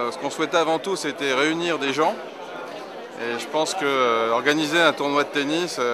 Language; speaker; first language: French; native; French